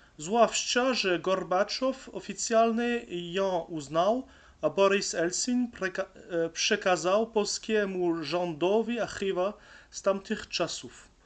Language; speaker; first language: Polish; non-native, learner; French